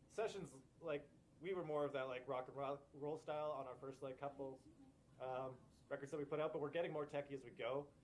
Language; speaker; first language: English; native; English